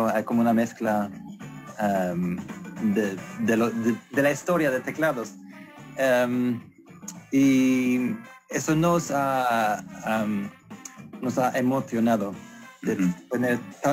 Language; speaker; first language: Spanish; non-native, fluent; Swedish